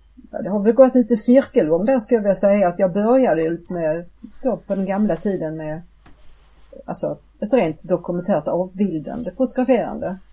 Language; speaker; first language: Swedish; native; Swedish